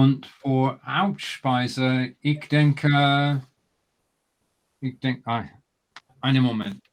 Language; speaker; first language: German; non-native, learner; English